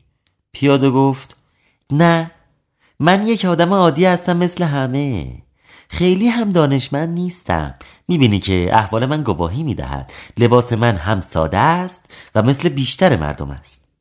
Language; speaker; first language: Persian; native; Persian